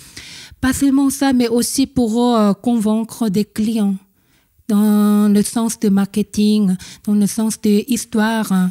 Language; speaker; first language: French; non-native, fluent; Korean